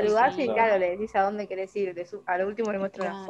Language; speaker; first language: Spanish; native; Spanish